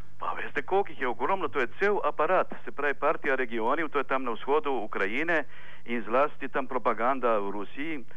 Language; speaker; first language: Slovenian; non-native, fluent; Ukrainian